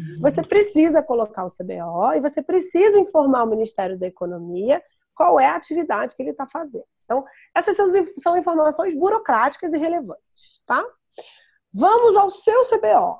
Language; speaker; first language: Portuguese; native; Portuguese